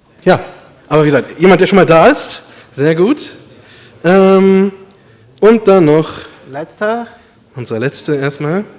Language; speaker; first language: German; native; German